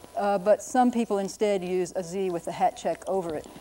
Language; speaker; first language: English; native; English